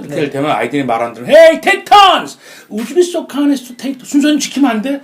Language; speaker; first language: Korean; native; Korean